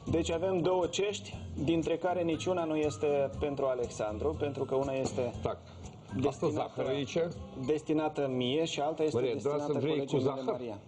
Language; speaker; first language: Romanian; native; Romanian